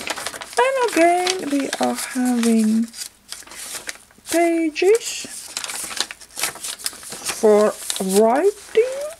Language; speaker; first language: English; non-native, fluent; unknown